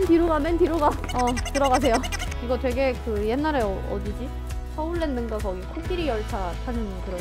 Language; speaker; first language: Korean; non-native, fluent; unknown